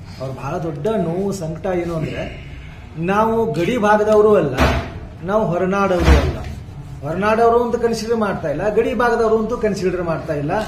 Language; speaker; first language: Kannada; native; Kannada